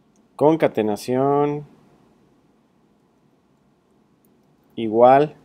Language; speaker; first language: Spanish; native; Spanish